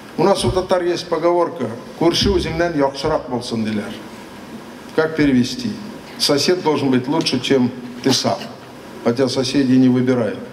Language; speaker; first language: Russian; non-native, local second language; Tatar